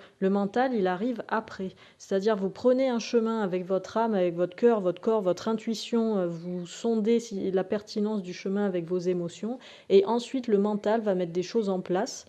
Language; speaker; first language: French; native; French